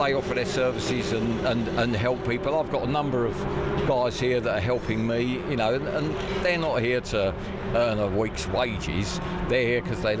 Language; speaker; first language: English; native; English